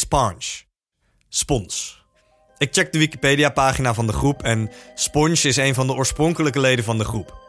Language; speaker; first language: Dutch; native; Dutch